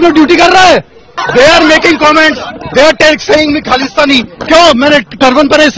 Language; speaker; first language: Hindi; non-native, local second language; Punjabi